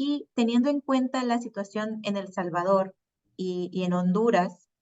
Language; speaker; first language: Spanish; native; Spanish